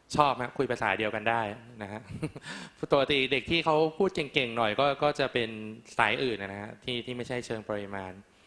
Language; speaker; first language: Thai; native; Thai